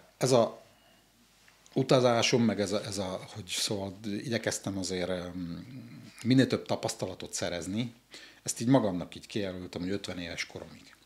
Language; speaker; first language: Hungarian; native; Hungarian